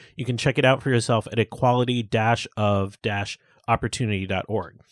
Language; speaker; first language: English; early bilingual, other home language; Hindi